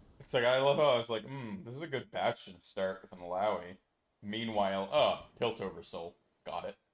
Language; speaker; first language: English; native; English